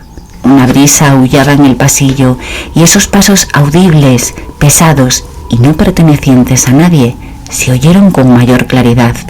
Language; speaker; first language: Spanish; native; Spanish